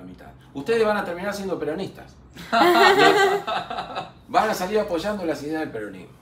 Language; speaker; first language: Spanish; native; Spanish